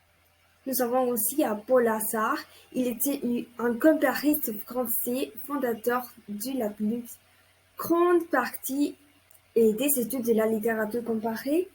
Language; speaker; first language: French; non-native, learner; Spanish